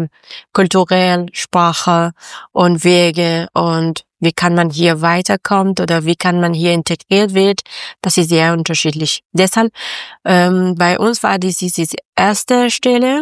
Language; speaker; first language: German; non-native, learner; Persian